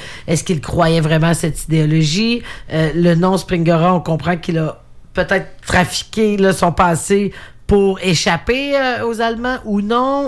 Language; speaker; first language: French; native; French